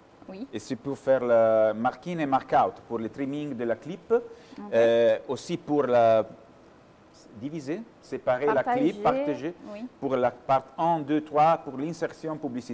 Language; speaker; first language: French; non-native, fluent; Italian